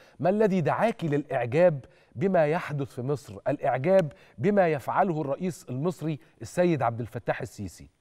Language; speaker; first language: Arabic; native; Arabic